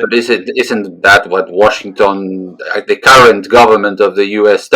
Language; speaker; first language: English; non-native, fluent; Spanish